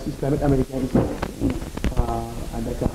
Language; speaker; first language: French; non-native, local second language; Wolof